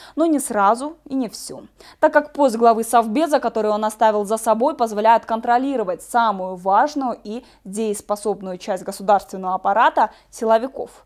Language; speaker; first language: Russian; non-native, local second language; Kyrgyz